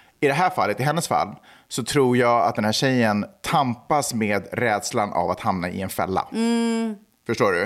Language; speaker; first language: Swedish; native; Swedish